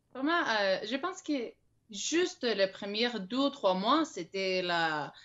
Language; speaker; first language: French; non-native, fluent; Spanish